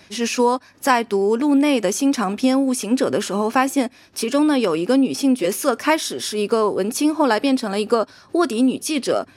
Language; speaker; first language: Chinese; native; Chinese